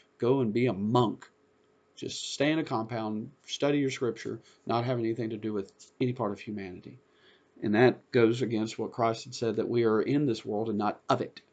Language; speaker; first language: English; native; English